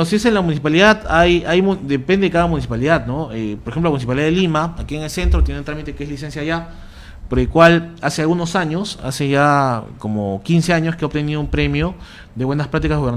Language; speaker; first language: Spanish; native; Spanish